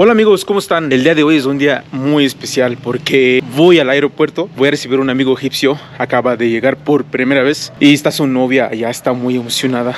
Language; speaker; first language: Spanish; non-native, fluent; Arabic